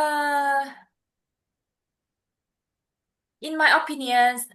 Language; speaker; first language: English; non-native, learner; Vietnamese